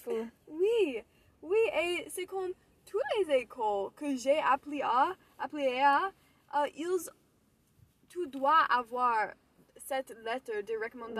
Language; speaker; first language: French; non-native, learner; English